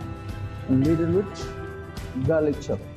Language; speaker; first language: English; non-native, local second language; Bangla